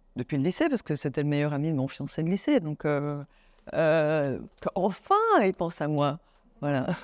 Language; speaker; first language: French; native; French